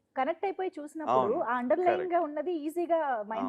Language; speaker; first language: Telugu; native; Telugu